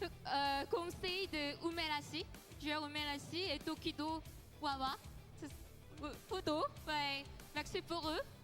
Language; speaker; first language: French; non-native, learner; Korean